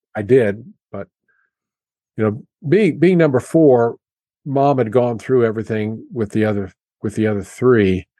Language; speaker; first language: English; native; English